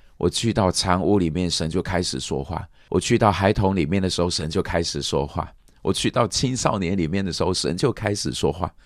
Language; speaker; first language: Chinese; native; Chinese